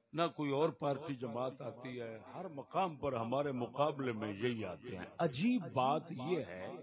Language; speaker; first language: Urdu; non-native, local second language; Punjabi